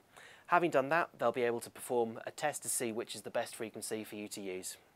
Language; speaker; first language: English; native; English